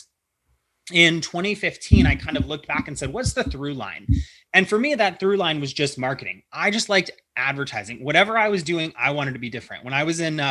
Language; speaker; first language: English; native; English